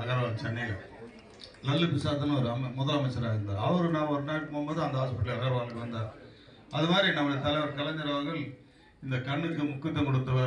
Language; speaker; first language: Tamil; native; Tamil